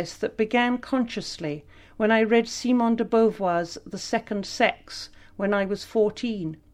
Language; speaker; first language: English; native; English